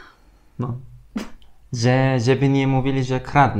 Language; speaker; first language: Polish; non-native, fluent; Turkish